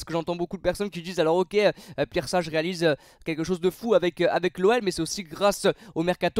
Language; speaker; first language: French; native; French